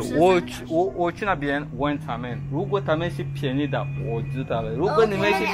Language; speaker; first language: Chinese; non-native, learner; Rundi